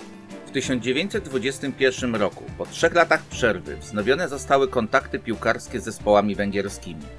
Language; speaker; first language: Polish; native; Polish